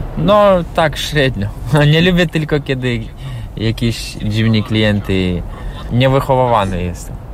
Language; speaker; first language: Polish; non-native, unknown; Ukrainian